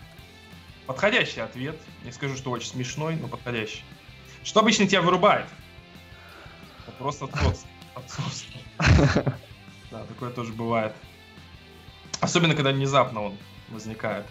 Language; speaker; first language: Russian; native; Russian